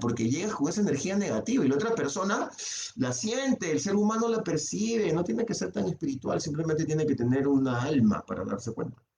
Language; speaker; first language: Spanish; native; Spanish